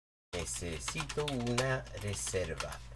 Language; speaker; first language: Spanish; non-native, learner; English